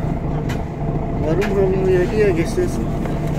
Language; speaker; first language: German; non-native, learner; Arabic